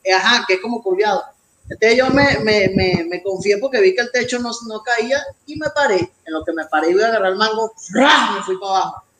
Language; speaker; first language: Spanish; native; Spanish